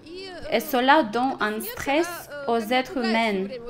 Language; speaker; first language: French; non-native, fluent; Russian